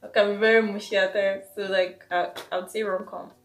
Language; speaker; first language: English; non-native, local second language; Igbo